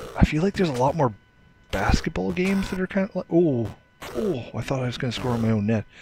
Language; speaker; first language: English; native; English